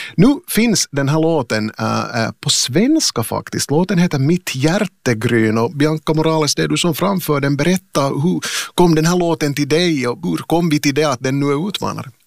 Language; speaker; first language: Swedish; native; Swedish